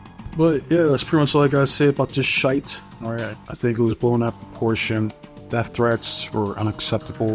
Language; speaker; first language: English; native; English